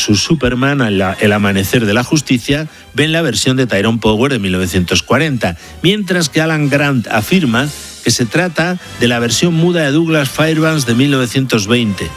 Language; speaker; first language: Spanish; native; Spanish